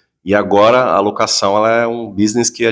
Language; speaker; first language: Portuguese; native; Portuguese